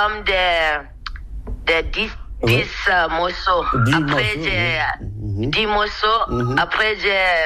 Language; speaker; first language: French; non-native, learner; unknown